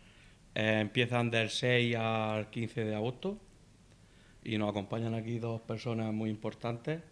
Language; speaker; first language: Spanish; native; Spanish